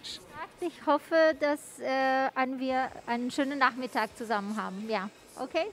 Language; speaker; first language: German; non-native, fluent; Portuguese